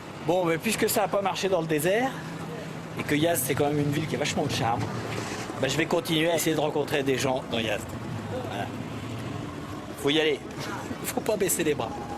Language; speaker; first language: French; native; French